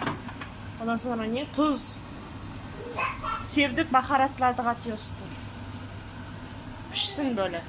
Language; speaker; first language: Turkish; non-native, fluent; Kazakh